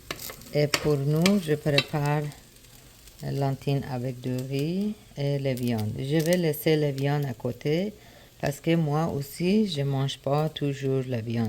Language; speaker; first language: French; non-native, learner; Persian